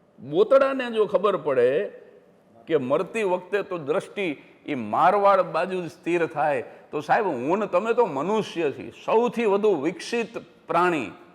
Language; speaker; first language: Gujarati; native; Gujarati